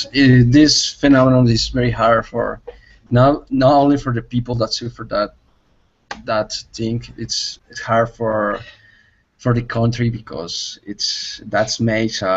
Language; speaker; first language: English; non-native, learner; Spanish